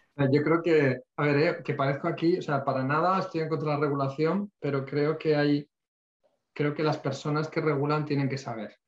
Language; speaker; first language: Spanish; native; Spanish